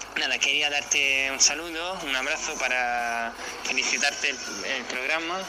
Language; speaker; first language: Spanish; non-native, fluent; Italian